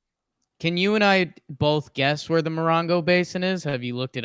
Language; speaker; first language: English; native; English